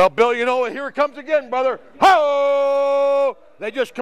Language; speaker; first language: English; native; English